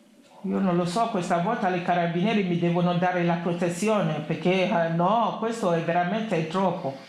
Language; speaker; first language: Italian; non-native, fluent; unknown